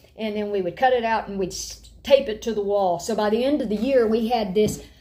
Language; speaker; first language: English; native; English